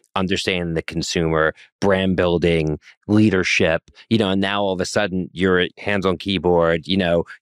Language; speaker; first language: English; native; English